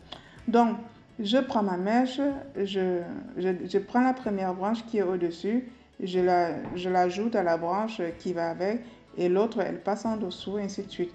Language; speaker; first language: French; native; French